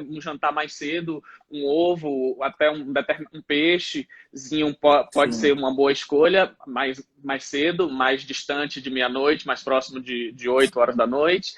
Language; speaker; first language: Portuguese; native; Portuguese